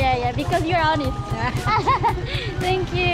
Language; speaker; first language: English; non-native, learner; Korean